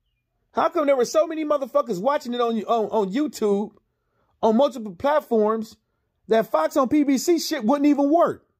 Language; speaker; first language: English; native; English